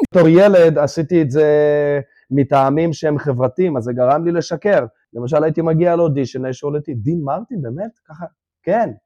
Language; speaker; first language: Hebrew; early bilingual, other home language; Russian